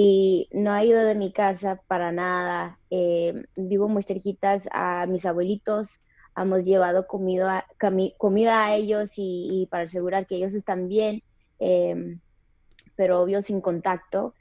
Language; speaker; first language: Spanish; early bilingual, other home language; English